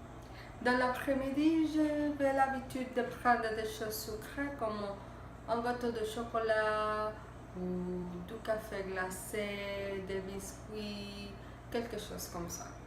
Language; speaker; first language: French; non-native, learner; Spanish